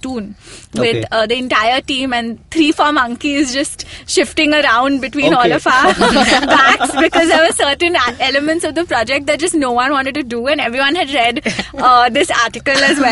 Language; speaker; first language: English; non-native, local second language; Hindi